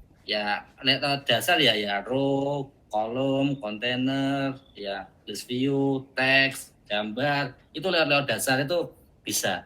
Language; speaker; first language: Indonesian; native; Indonesian